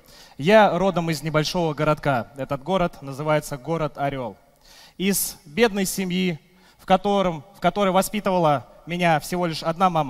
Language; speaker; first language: Russian; native; Russian